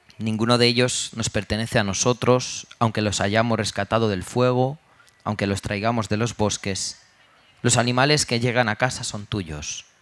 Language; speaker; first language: Spanish; early bilingual, other home language; Romanian